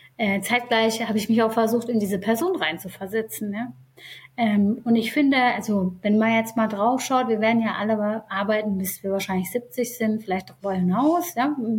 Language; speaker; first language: German; early bilingual, other home language; Turkish